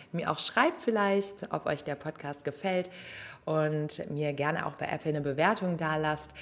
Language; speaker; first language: German; native; German